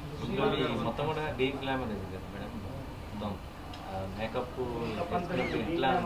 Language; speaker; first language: Telugu; native; Telugu